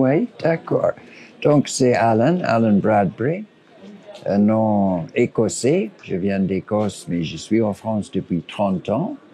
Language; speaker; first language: French; non-native, fluent; English